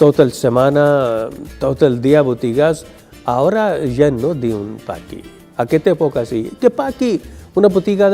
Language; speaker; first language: Catalan; non-native, learner; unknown